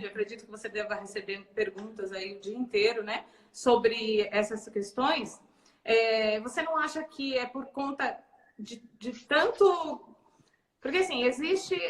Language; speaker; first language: Portuguese; native; Portuguese